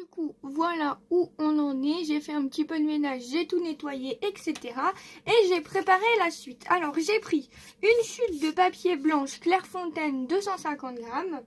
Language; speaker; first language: French; native; French